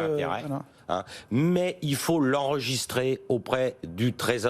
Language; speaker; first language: French; native; French